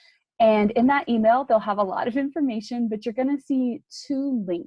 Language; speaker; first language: English; native; English